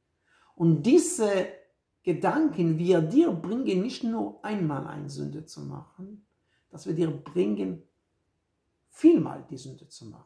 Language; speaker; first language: German; non-native, fluent; Hebrew